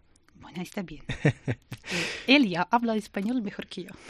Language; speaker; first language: Spanish; non-native, learner; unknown